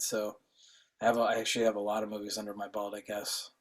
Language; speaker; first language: English; native; English